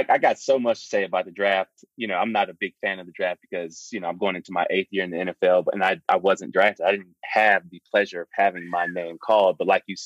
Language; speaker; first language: English; native; English